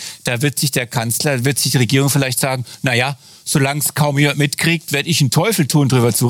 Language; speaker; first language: German; native; German